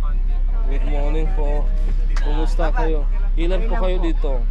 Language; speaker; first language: Filipino; non-native, fluent; Indonesian